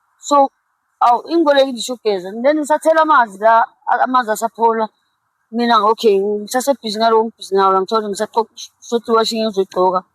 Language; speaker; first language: Zulu; native; Zulu